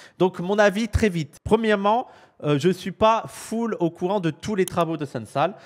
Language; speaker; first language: French; native; French